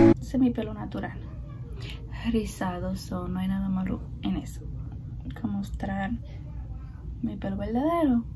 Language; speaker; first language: Spanish; early bilingual, heritage; Spanish